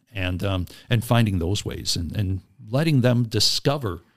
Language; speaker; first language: English; native; English